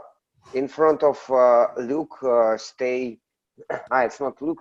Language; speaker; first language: English; non-native, learner; Russian